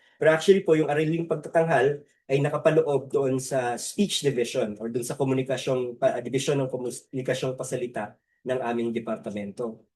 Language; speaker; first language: Filipino; native; Filipino